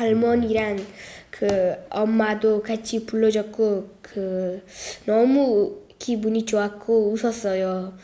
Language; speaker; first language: Korean; early bilingual, other home language; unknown